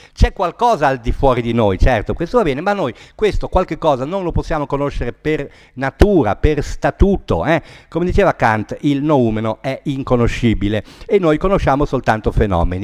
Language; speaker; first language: Italian; native; Italian